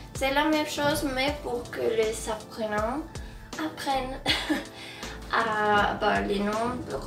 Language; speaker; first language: French; non-native, fluent; Spanish